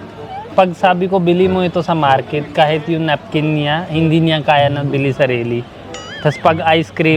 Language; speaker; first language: Filipino; non-native, learner; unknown